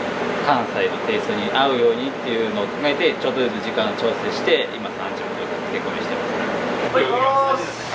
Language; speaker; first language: Japanese; native; Japanese